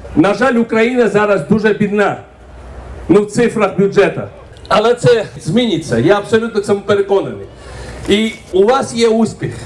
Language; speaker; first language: Ukrainian; non-native, fluent; Georgian